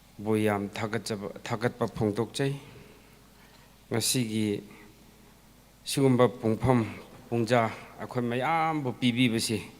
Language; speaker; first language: Manipuri; non-native, local second language; Tangkhul Naga (India)